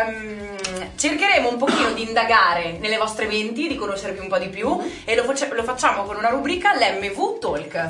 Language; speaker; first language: Italian; native; Italian